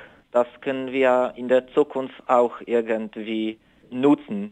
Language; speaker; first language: German; non-native, learner; Polish